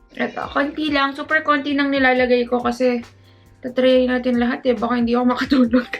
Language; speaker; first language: Filipino; native; Filipino